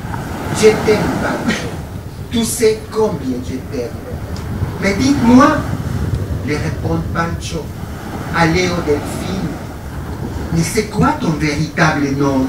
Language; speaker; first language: French; non-native, fluent; Spanish